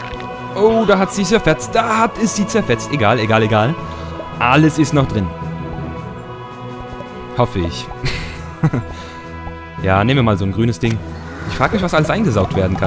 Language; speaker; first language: German; native; German